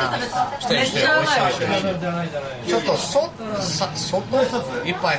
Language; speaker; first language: Japanese; non-native, learner; English